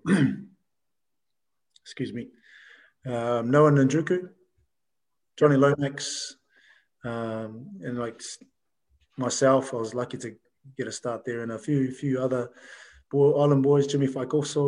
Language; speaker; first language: English; native; English